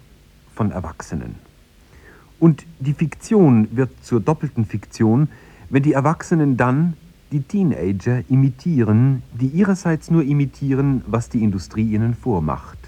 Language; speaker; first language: German; native; German